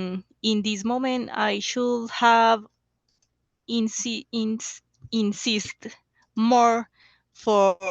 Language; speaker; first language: English; non-native, learner; Spanish